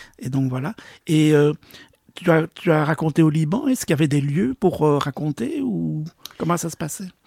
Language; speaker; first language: French; native; French